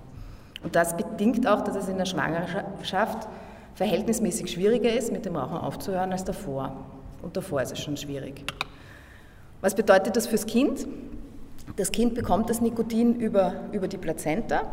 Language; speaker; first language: German; native; German